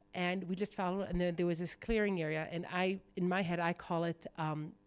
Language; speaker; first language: English; native; English